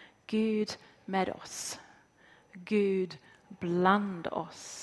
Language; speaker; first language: Swedish; non-native, fluent; English